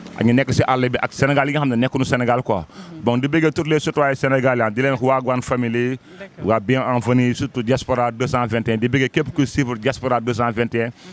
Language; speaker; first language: Wolof; native; Wolof